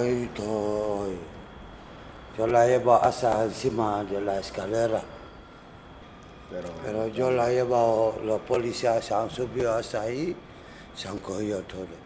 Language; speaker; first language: Spanish; non-native, learner; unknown